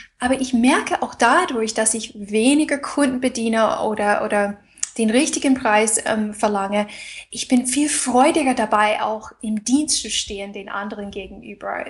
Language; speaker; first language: German; non-native, fluent; English